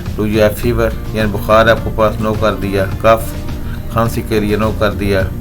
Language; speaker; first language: Urdu; non-native, local second language; Punjabi